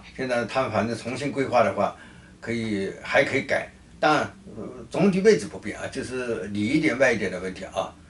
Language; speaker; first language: Chinese; native; Chinese